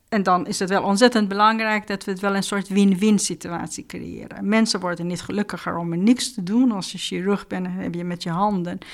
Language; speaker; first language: Dutch; non-native, fluent; Persian